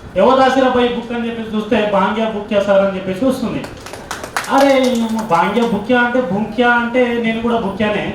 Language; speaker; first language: Telugu; non-native, local second language; Lambadi